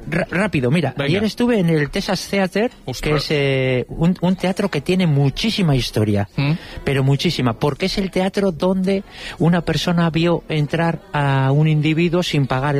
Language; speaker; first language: Spanish; native; Spanish